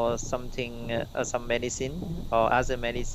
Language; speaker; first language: English; non-native, learner; Vietnamese